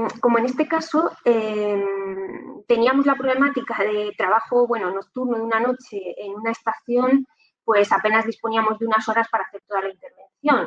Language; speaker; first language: Spanish; native; Spanish